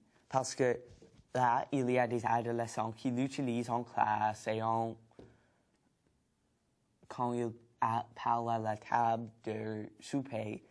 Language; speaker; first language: French; non-native, learner; English